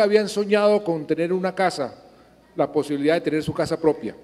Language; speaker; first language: Spanish; native; Spanish